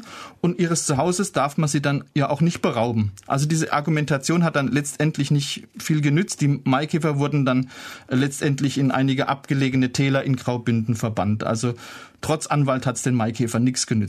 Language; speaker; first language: German; native; German